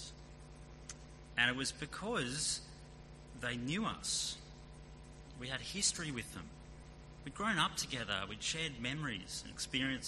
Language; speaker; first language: English; native; English